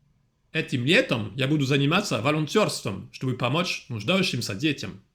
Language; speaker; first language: Russian; non-native, fluent; French